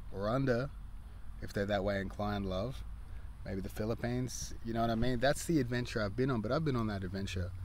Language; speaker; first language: English; native; English